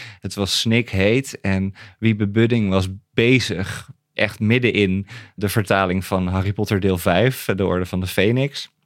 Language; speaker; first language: Dutch; native; Dutch